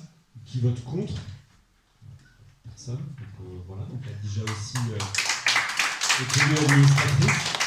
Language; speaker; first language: French; native; French